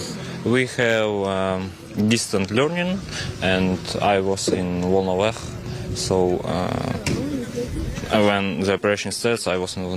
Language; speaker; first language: English; non-native, learner; Russian